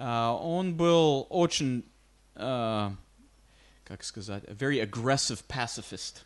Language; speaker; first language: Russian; non-native, fluent; English